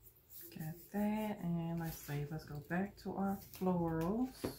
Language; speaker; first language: English; native; English